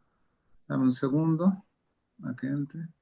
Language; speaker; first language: Spanish; native; Spanish